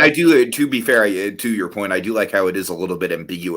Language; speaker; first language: English; native; English